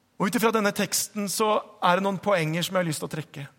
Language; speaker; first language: Norwegian; native; Norwegian